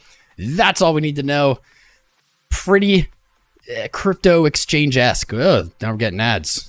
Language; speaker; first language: English; native; English